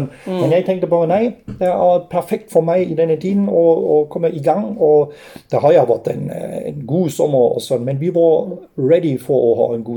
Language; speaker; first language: Norwegian; non-native, fluent; German